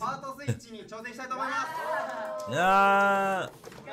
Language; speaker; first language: Japanese; native; Japanese